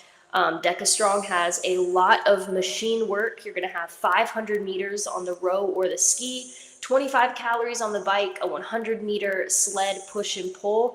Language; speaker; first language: English; native; English